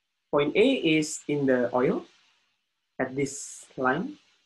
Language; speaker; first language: English; non-native, fluent; Indonesian